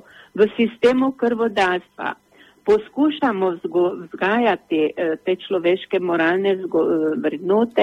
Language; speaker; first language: Slovenian; native; Slovenian